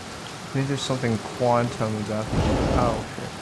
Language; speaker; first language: English; native; English